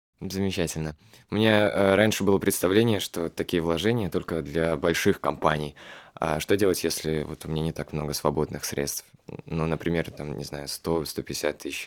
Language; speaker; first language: Russian; native; Russian